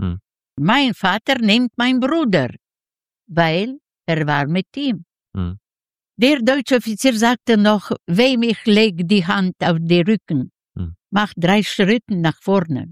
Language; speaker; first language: German; non-native, learner; Yiddish